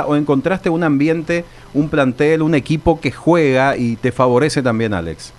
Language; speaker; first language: Spanish; native; Spanish